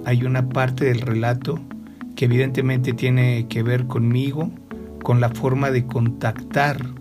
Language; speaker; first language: Spanish; native; Spanish